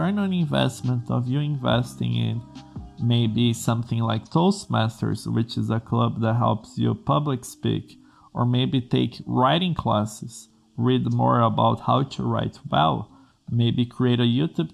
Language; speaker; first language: English; non-native, fluent; Portuguese